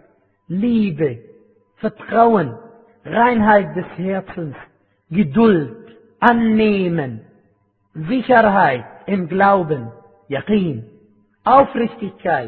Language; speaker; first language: German; non-native, fluent; Arabic